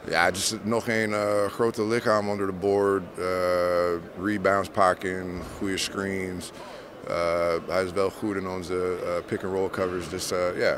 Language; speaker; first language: Dutch; non-native, fluent; English